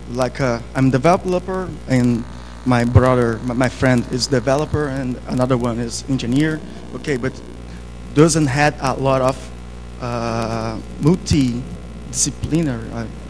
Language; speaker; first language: English; non-native, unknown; Portuguese